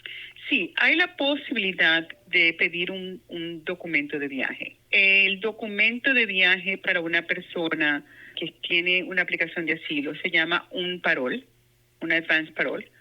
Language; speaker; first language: Spanish; non-native, local second language; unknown